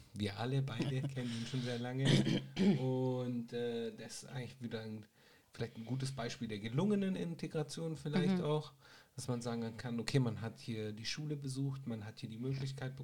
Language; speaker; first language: German; native; German